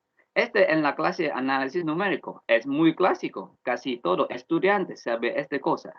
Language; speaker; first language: Spanish; non-native, learner; Vietnamese